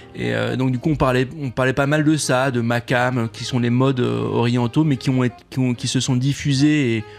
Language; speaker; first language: French; native; French